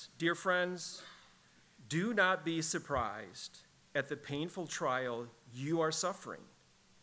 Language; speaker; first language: English; native; English